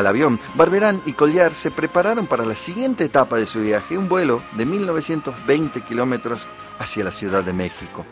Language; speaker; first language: Spanish; native; Spanish